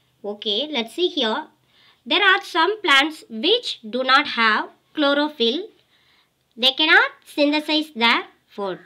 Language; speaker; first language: English; non-native, local second language; Tamil